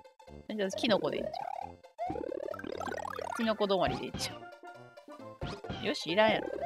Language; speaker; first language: Japanese; native; Japanese